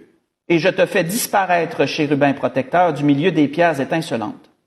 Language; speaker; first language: French; native; French